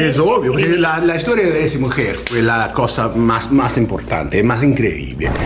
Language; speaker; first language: Spanish; non-native, learner; English